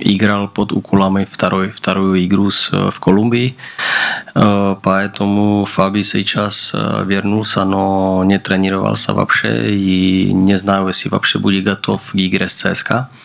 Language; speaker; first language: Russian; non-native, learner; Slovak